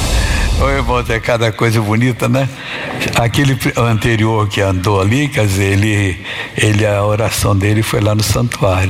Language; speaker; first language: Portuguese; native; Portuguese